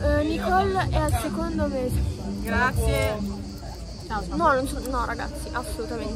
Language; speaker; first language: Italian; native; Italian